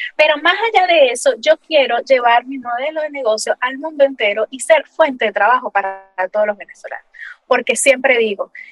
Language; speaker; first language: Spanish; native; Spanish